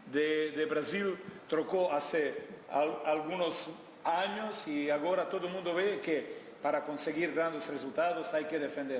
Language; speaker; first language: Spanish; non-native, fluent; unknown